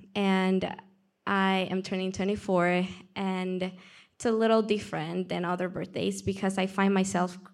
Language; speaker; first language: English; non-native, fluent; Spanish